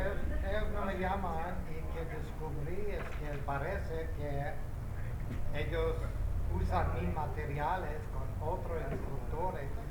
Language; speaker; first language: Spanish; non-native, fluent; English